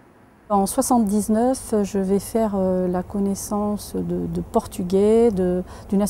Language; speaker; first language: French; early bilingual, other home language; Portuguese